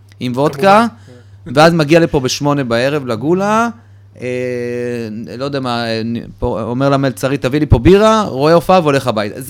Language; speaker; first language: Hebrew; early bilingual, other home language; Russian